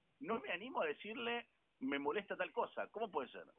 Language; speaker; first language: Spanish; native; Spanish